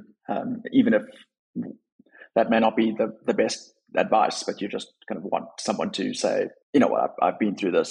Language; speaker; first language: English; native; English